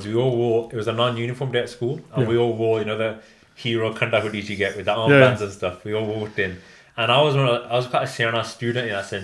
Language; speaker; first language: English; native; English